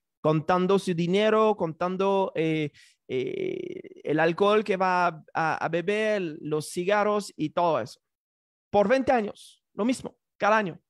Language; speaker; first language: Spanish; non-native, fluent; French